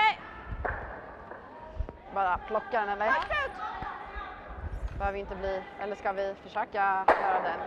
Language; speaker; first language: Swedish; native; Swedish